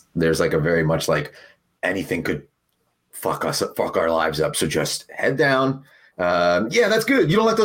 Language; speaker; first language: English; early bilingual, other home language; Spanish